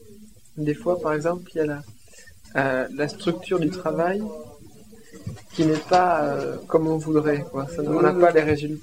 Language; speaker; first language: French; native; French